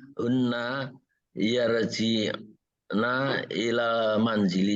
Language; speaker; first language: Arabic; non-native, learner; Indonesian